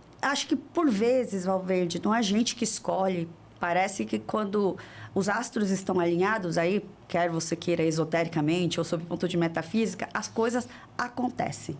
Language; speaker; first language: Portuguese; early bilingual, other home language; Korean